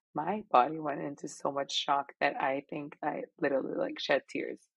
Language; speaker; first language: English; non-native, fluent; Spanish